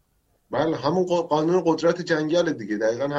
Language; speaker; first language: Persian; native; Persian